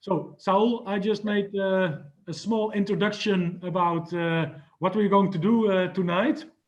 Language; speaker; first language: English; non-native, fluent; Dutch